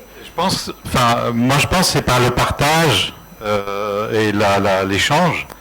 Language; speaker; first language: French; non-native, local second language; Arabic